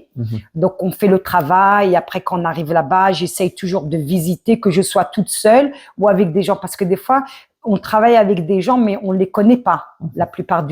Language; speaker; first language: French; early bilingual, other home language; Arabic